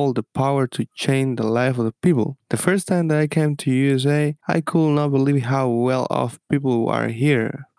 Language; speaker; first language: English; non-native, fluent; Spanish